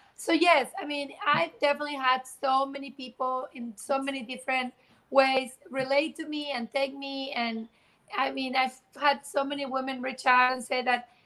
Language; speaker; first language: English; non-native, fluent; Spanish